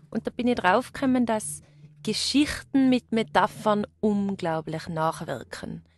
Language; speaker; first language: German; native; German